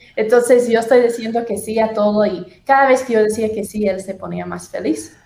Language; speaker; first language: Spanish; non-native, fluent; English